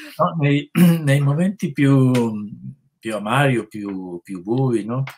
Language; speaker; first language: Italian; non-native, fluent; Spanish